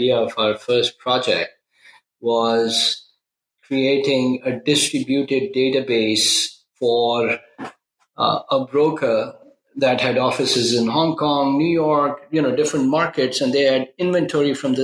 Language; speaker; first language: English; non-native, local second language; Urdu